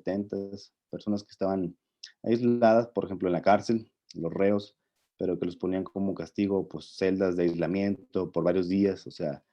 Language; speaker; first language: Spanish; native; Spanish